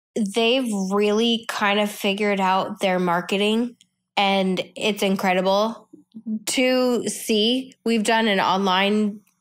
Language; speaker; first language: English; native; English